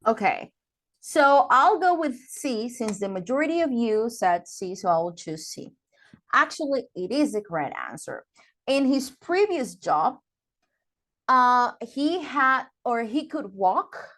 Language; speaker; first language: English; non-native, fluent; Spanish